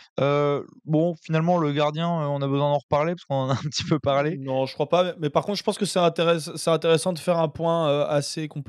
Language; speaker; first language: French; native; French